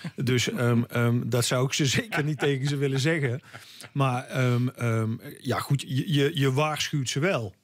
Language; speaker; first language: Dutch; native; Dutch